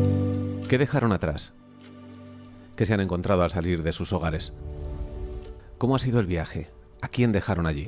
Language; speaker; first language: Spanish; native; Spanish